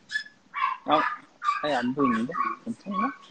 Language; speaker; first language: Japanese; non-native, fluent; Korean